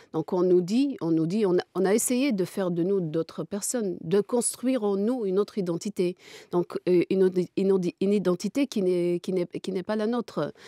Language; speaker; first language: French; non-native, local second language; Kabyle